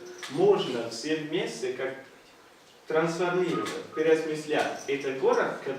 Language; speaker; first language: Russian; non-native, fluent; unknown